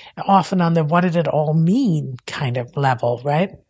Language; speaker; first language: English; non-native, fluent; Danish